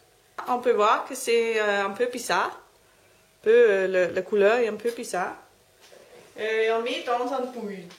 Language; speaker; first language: French; non-native, learner; Danish